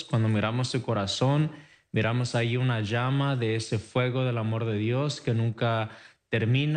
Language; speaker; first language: Spanish; native; Spanish